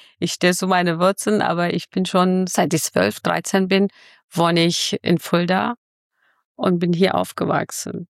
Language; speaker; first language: German; non-native, fluent; Kurdish